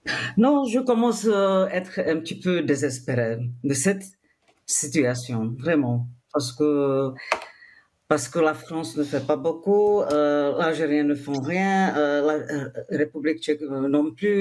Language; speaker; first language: French; non-native, fluent; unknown